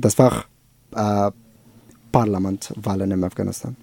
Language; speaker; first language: German; non-native, learner; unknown